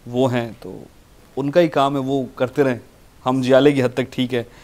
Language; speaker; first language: Urdu; native; Urdu